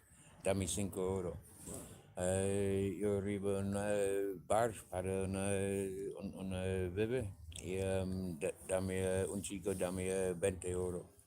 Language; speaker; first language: Spanish; non-native, learner; English